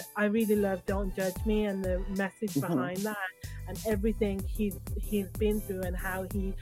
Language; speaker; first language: English; native; English